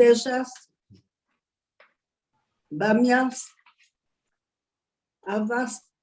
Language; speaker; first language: Spanish; early bilingual, heritage; Ladino